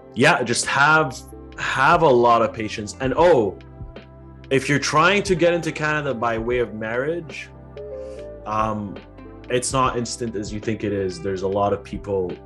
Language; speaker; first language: English; early bilingual, other home language; Arabic